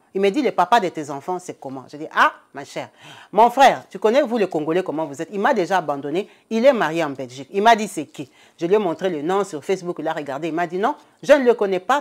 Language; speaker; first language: French; non-native, local second language; Lingala